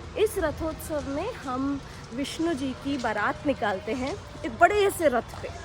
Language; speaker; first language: Hindi; non-native, local second language; Konkani